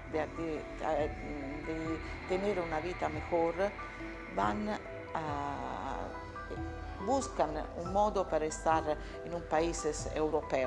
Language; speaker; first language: Spanish; non-native, learner; Italian